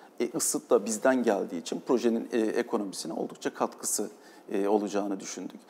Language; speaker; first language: Turkish; native; Turkish